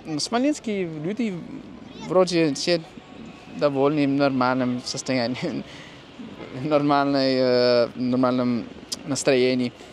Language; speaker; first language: Russian; non-native, fluent; English